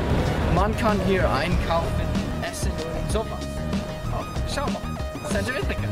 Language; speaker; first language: German; non-native, learner; English